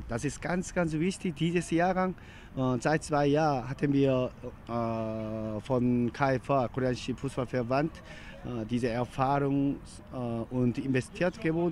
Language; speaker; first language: German; non-native, learner; Korean